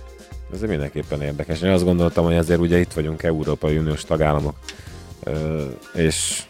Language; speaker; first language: Hungarian; native; Hungarian